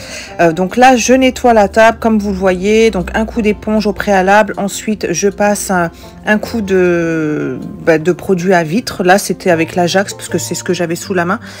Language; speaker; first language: French; native; French